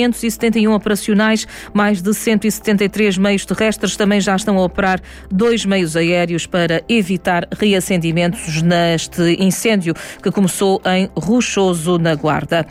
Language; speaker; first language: Portuguese; native; Portuguese